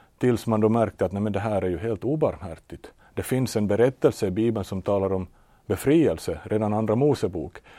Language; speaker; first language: Swedish; native; Swedish